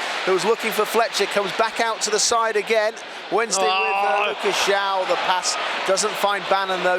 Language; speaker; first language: English; native; English